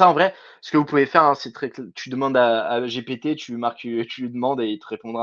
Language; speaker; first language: French; native; French